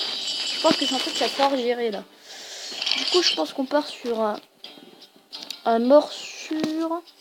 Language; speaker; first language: French; native; French